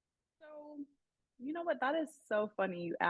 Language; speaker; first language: English; native; English